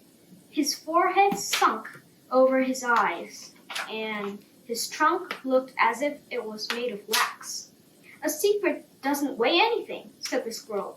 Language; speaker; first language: English; non-native, fluent; Korean